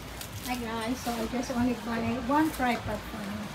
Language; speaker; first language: English; non-native, learner; Filipino